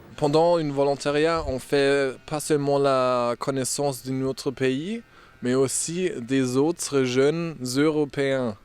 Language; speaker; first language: French; non-native, fluent; German